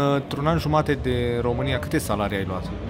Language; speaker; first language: Romanian; native; Romanian